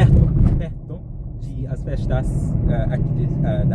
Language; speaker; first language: Portuguese; non-native, learner; English